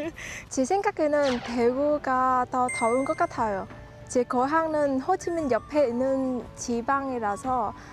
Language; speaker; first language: Korean; non-native, learner; Vietnamese